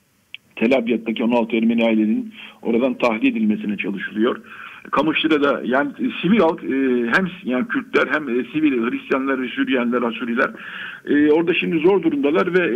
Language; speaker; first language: Turkish; native; Turkish